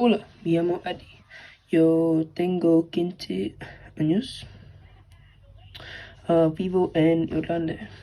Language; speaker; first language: Spanish; non-native, learner; English